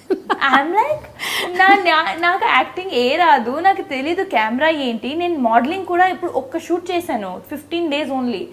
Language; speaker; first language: Telugu; non-native, local second language; Hindi